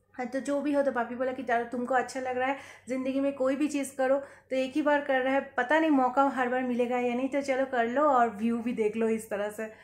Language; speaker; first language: Hindi; non-native, local second language; Bangla